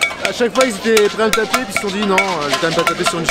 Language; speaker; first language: French; native; French